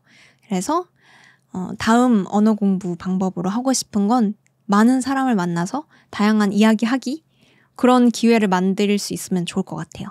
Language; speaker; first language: Korean; native; Korean